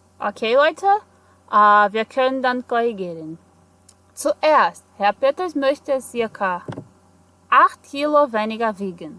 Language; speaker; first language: German; non-native, fluent; Portuguese